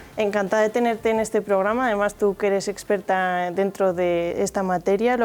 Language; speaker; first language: Spanish; native; Spanish